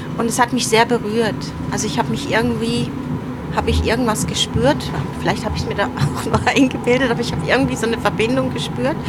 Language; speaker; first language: German; early bilingual, other home language; Turoyo